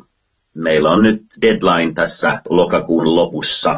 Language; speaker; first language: Finnish; non-native, fluent; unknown